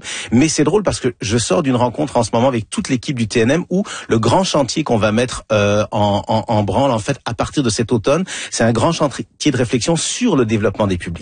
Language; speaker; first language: French; native; French